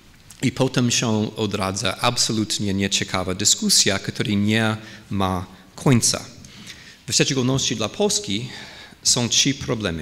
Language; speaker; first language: Polish; non-native, fluent; English